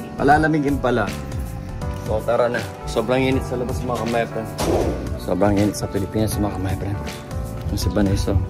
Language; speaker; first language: Filipino; non-native, local second language; Pampanga